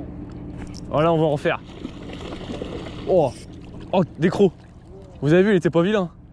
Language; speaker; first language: French; native; French